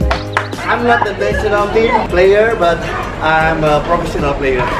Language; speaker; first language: English; non-native, fluent; Indonesian